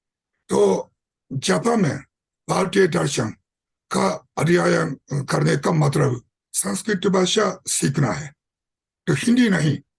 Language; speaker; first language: Hindi; non-native, fluent; Japanese